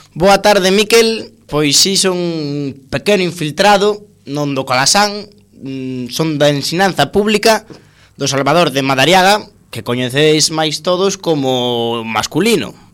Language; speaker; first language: Galician; non-native, local second language; Spanish